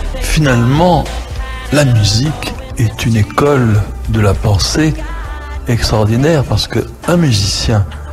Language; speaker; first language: French; native; French